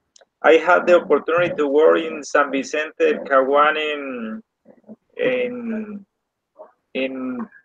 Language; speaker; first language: English; non-native, learner; Spanish